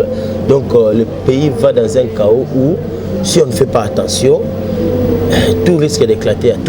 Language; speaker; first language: French; non-native, local second language; Lingala